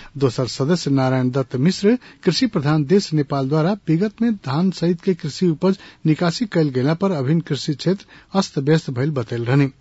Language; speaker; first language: Bhojpuri; non-native, local second language; Nepali